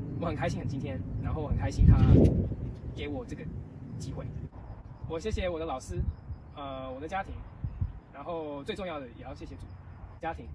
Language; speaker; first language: Chinese; early bilingual, heritage; Chinese